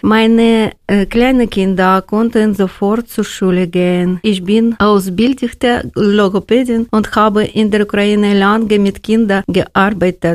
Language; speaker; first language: German; non-native, learner; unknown